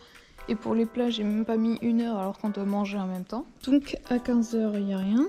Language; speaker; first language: French; native; French